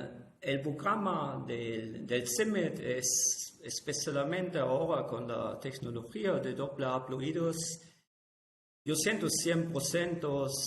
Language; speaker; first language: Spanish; non-native, fluent; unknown